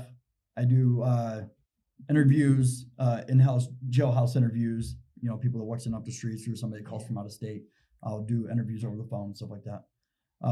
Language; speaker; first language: English; native; English